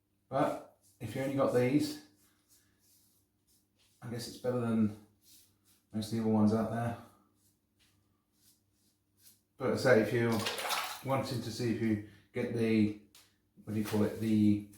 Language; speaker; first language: English; native; English